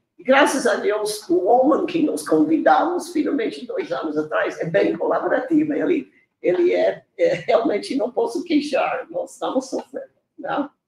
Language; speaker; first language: Portuguese; non-native, fluent; English